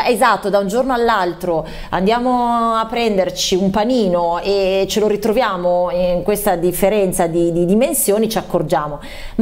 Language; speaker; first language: Italian; native; Italian